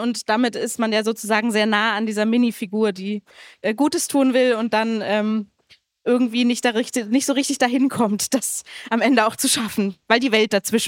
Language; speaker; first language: German; native; German